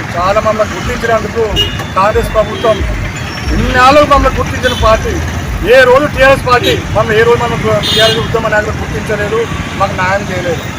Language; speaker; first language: Telugu; non-native, local second language; Lambadi